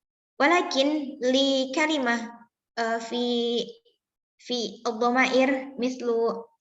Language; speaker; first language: Arabic; non-native, learner; Indonesian